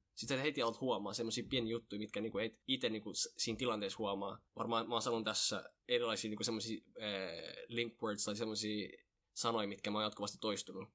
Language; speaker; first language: Finnish; early bilingual, other home language; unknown